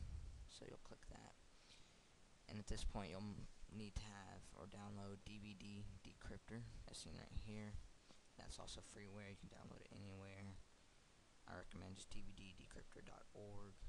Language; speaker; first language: English; native; English